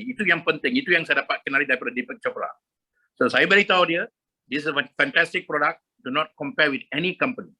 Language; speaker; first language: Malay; non-native, local second language; Tamil